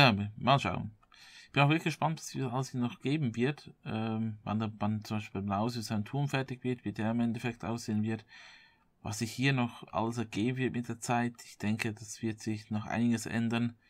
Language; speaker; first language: German; native; German